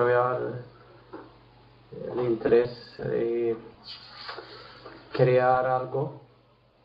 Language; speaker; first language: Spanish; non-native, fluent; Swedish